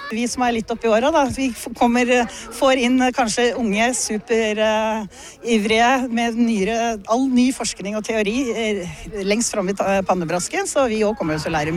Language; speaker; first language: Norwegian; native; Norwegian